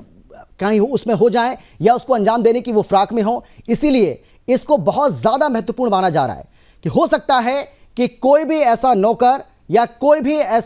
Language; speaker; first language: Hindi; native; Hindi